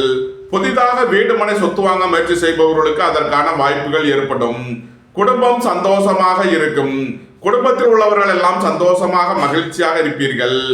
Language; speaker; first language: Tamil; native; Tamil